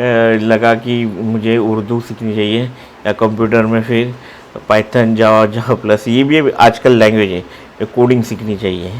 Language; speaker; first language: Hindi; non-native, local second language; Marathi